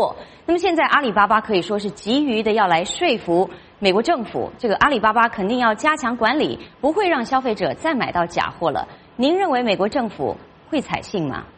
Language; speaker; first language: Chinese; native; Chinese